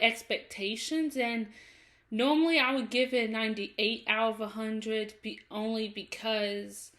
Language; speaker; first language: English; native; English